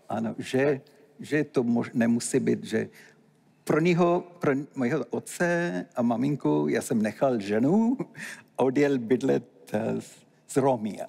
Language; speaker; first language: Czech; non-native, fluent; Tamil